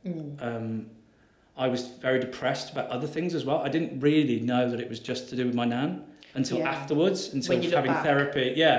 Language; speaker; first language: English; native; English